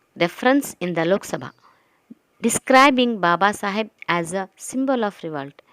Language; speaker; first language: English; non-native, local second language; Kannada